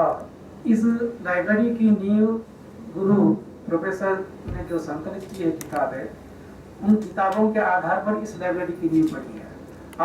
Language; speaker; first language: Hindi; native; Hindi